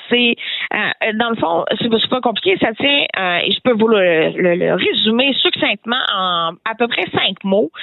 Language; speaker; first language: French; native; French